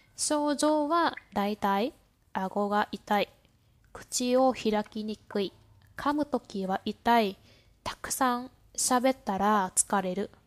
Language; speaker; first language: Japanese; non-native, fluent; Vietnamese